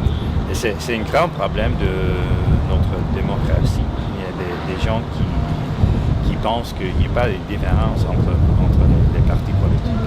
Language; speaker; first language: French; non-native, local second language; English